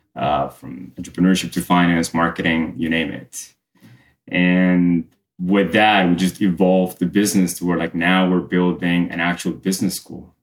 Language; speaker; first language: English; early bilingual, other home language; Spanish